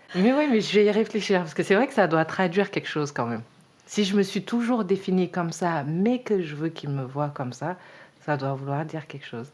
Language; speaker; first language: French; early bilingual, other home language; Wolof